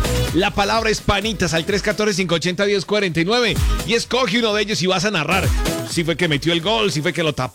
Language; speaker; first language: Spanish; native; Spanish